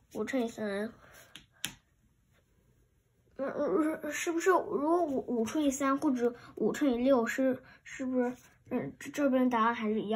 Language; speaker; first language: Chinese; early bilingual, heritage; Chinese